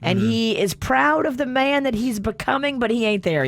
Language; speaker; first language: English; native; English